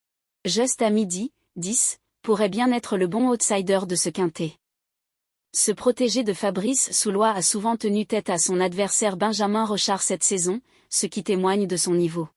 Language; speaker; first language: French; native; French